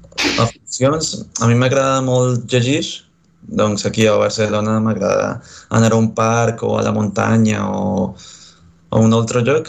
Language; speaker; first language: Catalan; non-native, fluent; Spanish